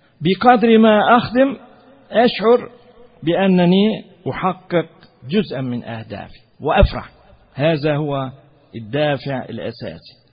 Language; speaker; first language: Arabic; non-native, fluent; Turkish